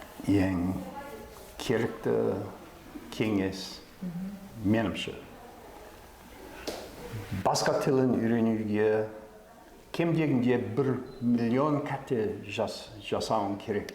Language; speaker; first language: Kazakh; non-native, fluent; English